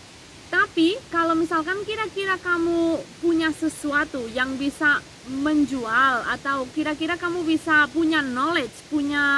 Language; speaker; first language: Indonesian; non-native, fluent; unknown